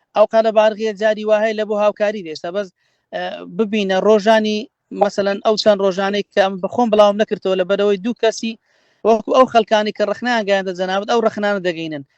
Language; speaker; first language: Central Kurdish; native; Central Kurdish